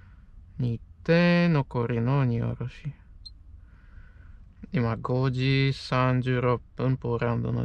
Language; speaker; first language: Japanese; non-native, fluent; Polish